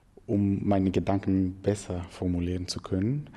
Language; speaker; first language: German; non-native, fluent; Greek